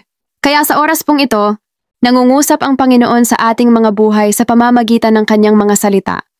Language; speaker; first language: Filipino; native; Filipino